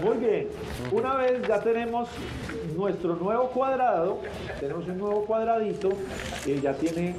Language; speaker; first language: Spanish; native; Spanish